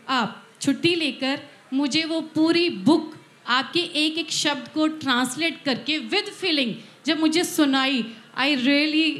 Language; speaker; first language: Hindi; native; Hindi